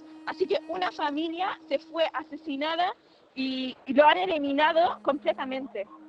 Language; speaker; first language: Spanish; non-native, fluent; Arabic